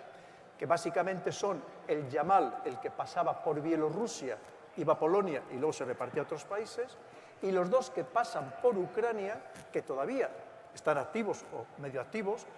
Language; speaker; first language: Spanish; native; Spanish